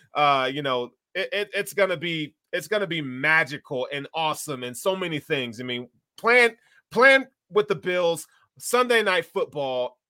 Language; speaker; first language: English; native; English